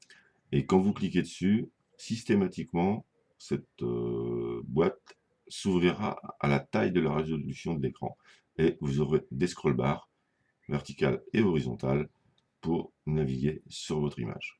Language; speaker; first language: French; native; French